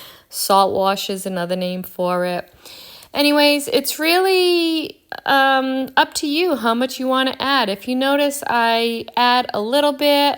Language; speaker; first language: English; native; English